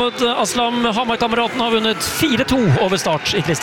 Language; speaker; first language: Norwegian; native; Norwegian